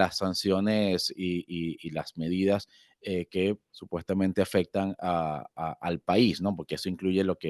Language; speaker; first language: Spanish; native; Spanish